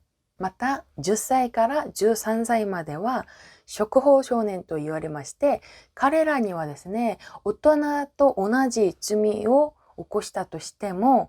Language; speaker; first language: Japanese; non-native, fluent; Korean